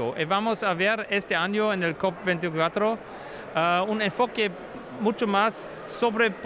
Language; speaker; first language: Spanish; non-native, fluent; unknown